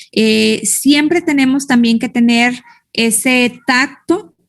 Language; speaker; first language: Spanish; native; Spanish